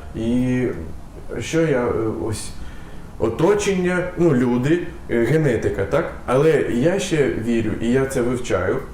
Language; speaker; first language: Ukrainian; non-native, local second language; Russian